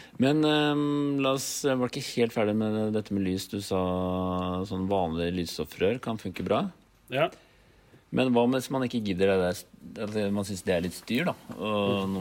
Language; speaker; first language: Norwegian; native; Norwegian